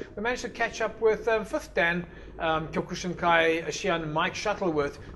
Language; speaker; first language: English; non-native, local second language; Afrikaans